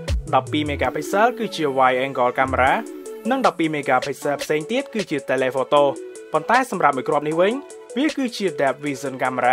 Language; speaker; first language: Khmer; native; Khmer